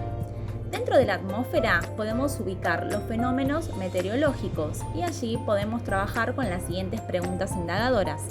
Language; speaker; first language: Spanish; native; Spanish